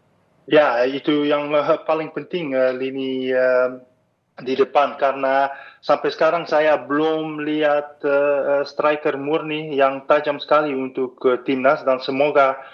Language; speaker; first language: Indonesian; non-native, fluent; Dutch